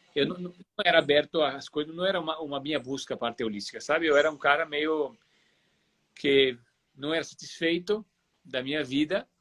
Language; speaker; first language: Portuguese; non-native, fluent; Italian